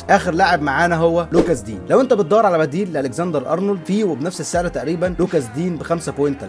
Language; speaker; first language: Arabic; native; Arabic